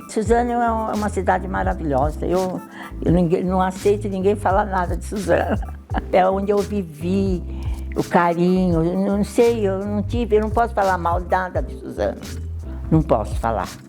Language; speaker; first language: Portuguese; early bilingual, other home language; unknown